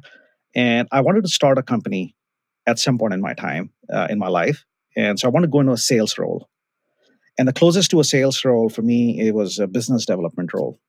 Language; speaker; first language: English; non-native, local second language; Hindi